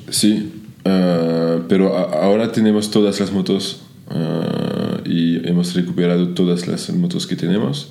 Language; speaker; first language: Spanish; non-native, fluent; French